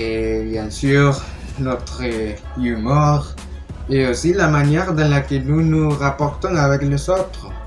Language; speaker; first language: French; non-native, learner; Spanish